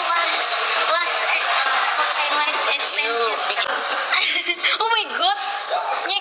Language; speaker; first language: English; non-native, learner; Indonesian